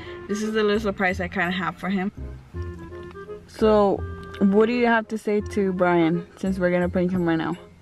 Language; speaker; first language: English; early bilingual, other home language; Spanish